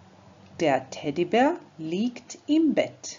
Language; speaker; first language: German; non-native, fluent; Croatian